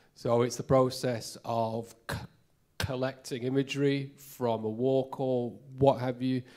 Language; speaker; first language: English; native; English